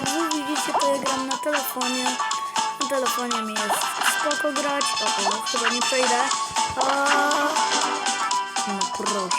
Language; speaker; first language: Polish; native; Polish